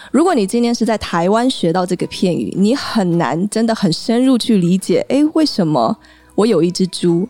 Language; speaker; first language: Chinese; early bilingual, heritage; Chinese